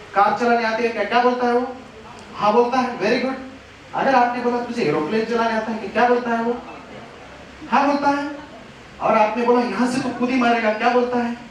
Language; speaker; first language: Hindi; non-native, local second language; Marathi